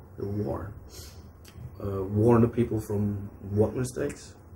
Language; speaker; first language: English; non-native, fluent; German